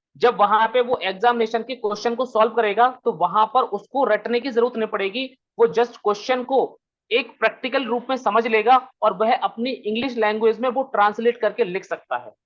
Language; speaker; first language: Hindi; native; Hindi